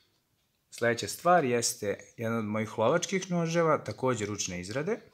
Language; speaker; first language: Serbian; native; Serbian